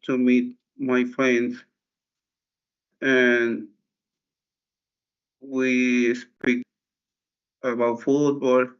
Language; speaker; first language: English; non-native, learner; Spanish